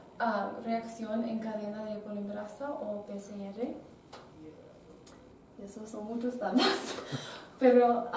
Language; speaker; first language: Spanish; non-native, learner; English